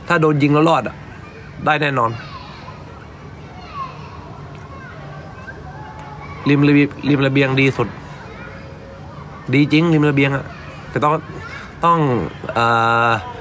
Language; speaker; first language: Thai; native; Thai